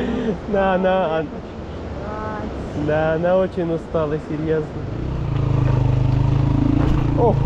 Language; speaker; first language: Russian; non-native, learner; Pashto